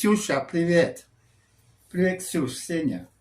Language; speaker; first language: Russian; non-native, learner; English